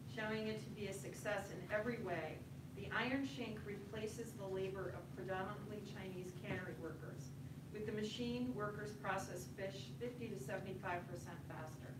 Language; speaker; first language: English; native; English